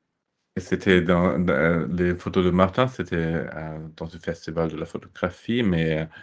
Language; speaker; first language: French; non-native, fluent; German